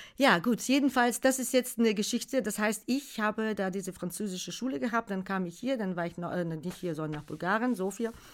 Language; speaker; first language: German; non-native, fluent; Bulgarian